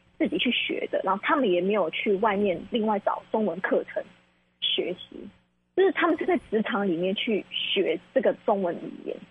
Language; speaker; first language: Chinese; native; Chinese